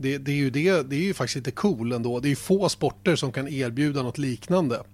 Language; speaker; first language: Swedish; native; Swedish